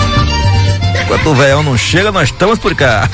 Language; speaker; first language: Portuguese; native; Portuguese